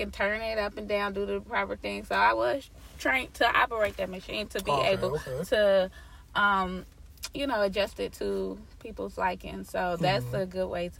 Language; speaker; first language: English; native; English